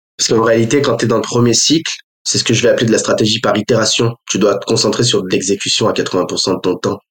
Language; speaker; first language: French; native; French